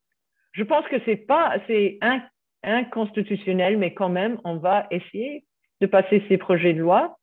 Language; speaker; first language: French; non-native, fluent; English